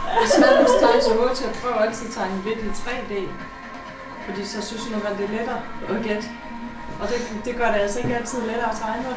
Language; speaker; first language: Danish; native; Danish